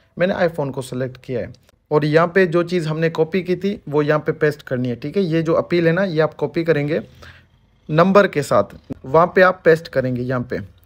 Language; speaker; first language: Urdu; non-native, local second language; Sindhi